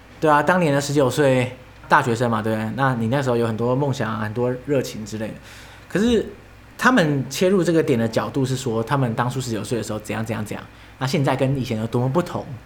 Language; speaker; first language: Chinese; native; Chinese